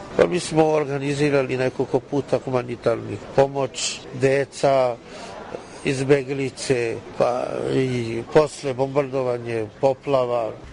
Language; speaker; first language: Serbian; non-native, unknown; Chinese